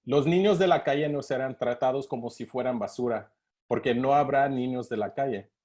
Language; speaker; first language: Spanish; non-native, learner; English